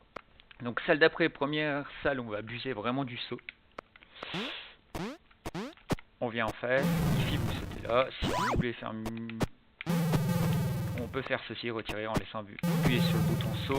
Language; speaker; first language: French; native; French